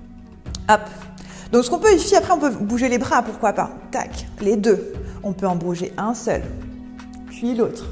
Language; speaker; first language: French; native; French